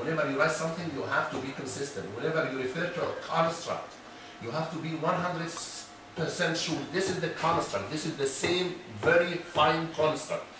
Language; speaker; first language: English; non-native, fluent; Arabic